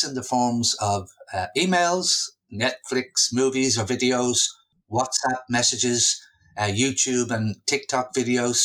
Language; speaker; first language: English; native; English